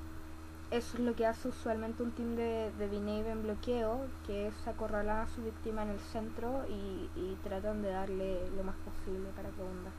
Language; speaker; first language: Spanish; native; Spanish